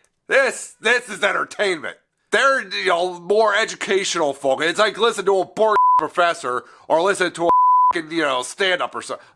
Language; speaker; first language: English; native; English